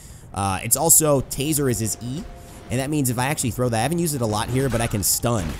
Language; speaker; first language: English; native; English